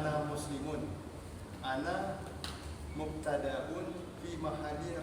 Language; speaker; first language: Arabic; non-native, learner; Indonesian